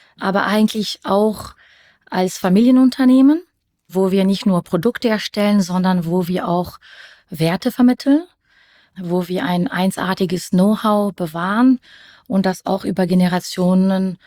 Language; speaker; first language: German; early bilingual, other home language; French